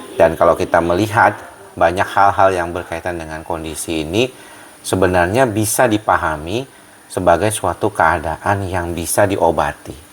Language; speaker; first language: Indonesian; native; Indonesian